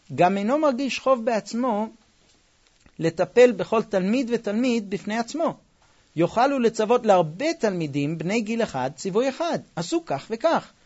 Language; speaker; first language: Hebrew; non-native, fluent; English